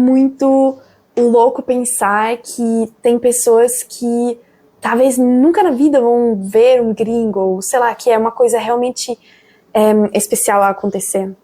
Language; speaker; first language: Portuguese; non-native, fluent; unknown